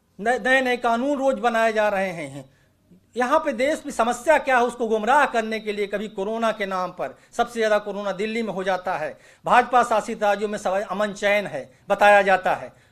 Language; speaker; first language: Hindi; native; Hindi